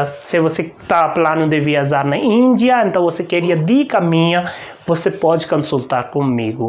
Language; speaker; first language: Portuguese; non-native, learner; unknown